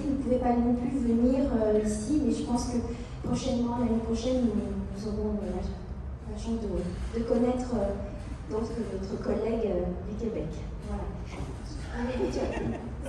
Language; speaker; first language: French; native; French